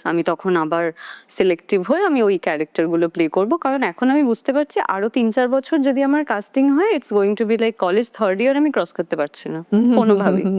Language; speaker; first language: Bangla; non-native, local second language; Hindi